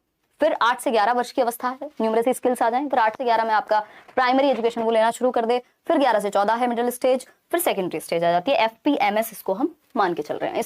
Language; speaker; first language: Hindi; native; Hindi